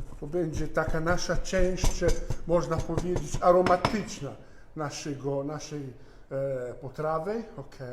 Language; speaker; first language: Polish; non-native, fluent; Italian